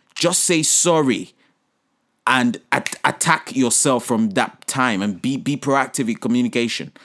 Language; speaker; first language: English; non-native, local second language; Yoruba